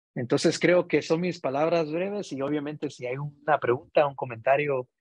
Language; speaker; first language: Spanish; early bilingual, heritage; Spanish